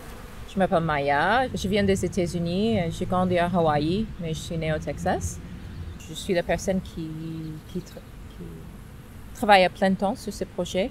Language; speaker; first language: French; non-native, fluent; English